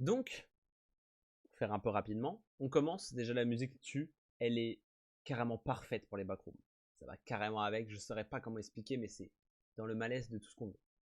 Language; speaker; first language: French; native; French